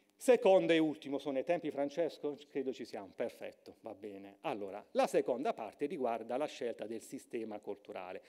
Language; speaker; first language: Italian; native; Italian